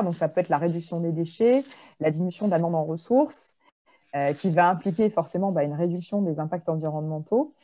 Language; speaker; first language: French; native; French